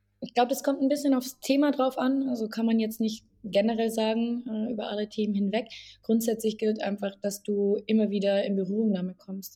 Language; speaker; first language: German; native; German